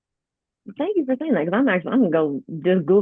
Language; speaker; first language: English; native; English